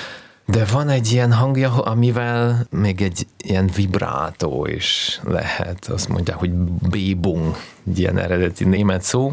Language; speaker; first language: Hungarian; non-native, fluent; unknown